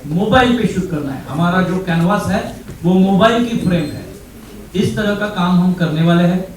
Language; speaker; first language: Hindi; non-native, local second language; Marathi